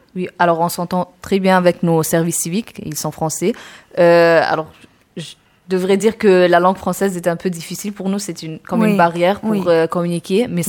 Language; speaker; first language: French; non-native, fluent; Arabic